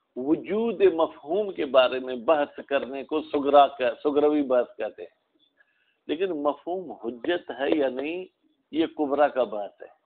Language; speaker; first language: Urdu; non-native, local second language; Sindhi